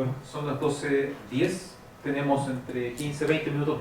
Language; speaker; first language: Spanish; native; Spanish